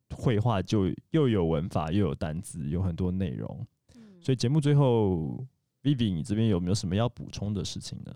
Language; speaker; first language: Chinese; native; Chinese